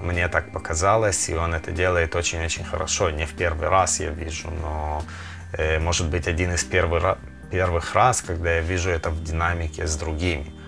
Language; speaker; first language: Russian; early bilingual, heritage; Russian